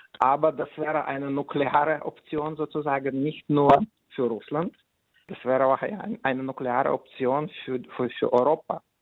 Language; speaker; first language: German; non-native, fluent; Russian